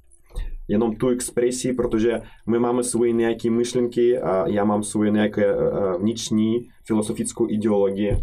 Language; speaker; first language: Czech; non-native, fluent; Russian